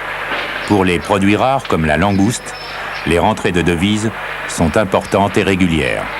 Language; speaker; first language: French; native; French